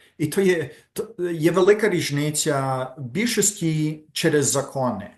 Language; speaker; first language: Ukrainian; early bilingual, heritage; Ukrainian